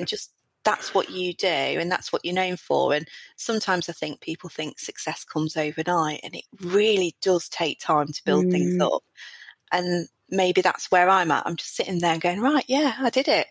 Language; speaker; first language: English; native; English